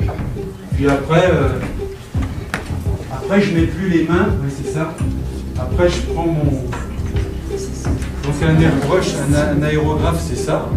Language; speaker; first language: French; native; French